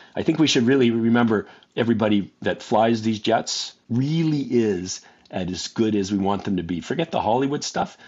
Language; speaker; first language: English; native; English